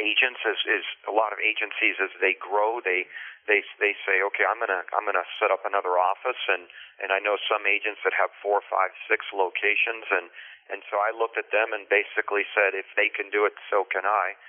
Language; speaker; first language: English; early bilingual, other home language; Spanish